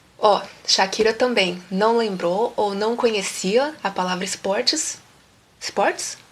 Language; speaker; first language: Portuguese; native; Portuguese